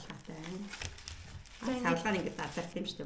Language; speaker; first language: Mongolian; native; Mongolian